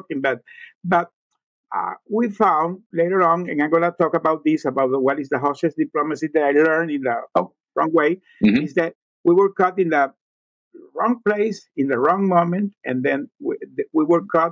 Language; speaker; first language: English; non-native, fluent; Spanish